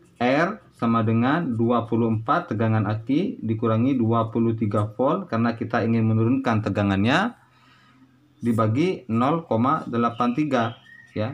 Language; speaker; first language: Indonesian; native; Indonesian